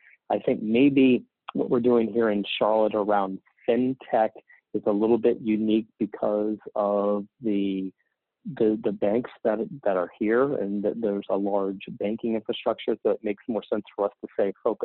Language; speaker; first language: English; native; English